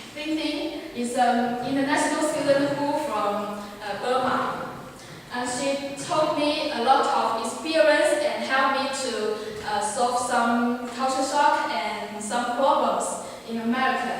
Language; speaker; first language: English; non-native, learner; Chinese